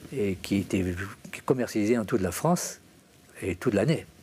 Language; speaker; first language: French; native; French